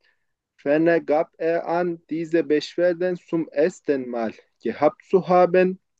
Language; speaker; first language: German; non-native, fluent; Turkish